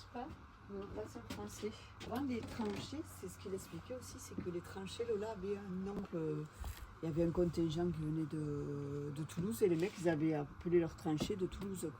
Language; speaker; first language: French; native; French